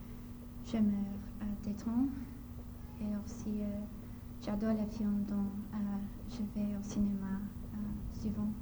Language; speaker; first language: French; non-native, learner; English